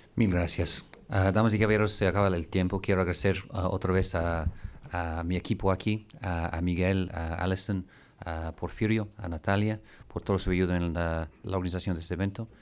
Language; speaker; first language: Spanish; non-native, fluent; English